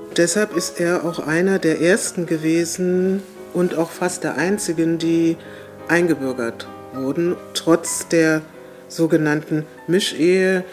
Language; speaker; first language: German; native; German